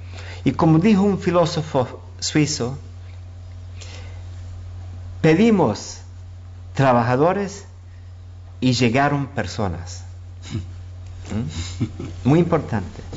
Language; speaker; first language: Spanish; non-native, fluent; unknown